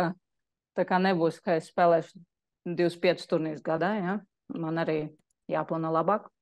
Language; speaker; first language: Latvian; non-native, local second language; Russian